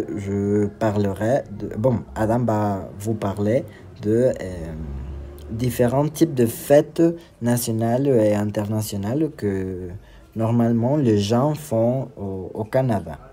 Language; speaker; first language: French; non-native, learner; Spanish